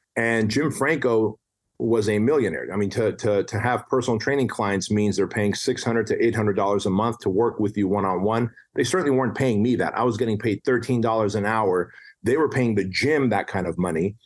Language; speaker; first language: English; early bilingual, other home language; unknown